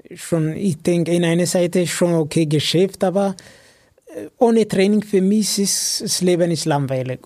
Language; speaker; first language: German; non-native, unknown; Amharic